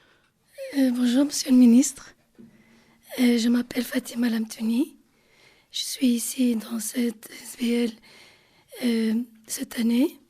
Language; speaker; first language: French; non-native, learner; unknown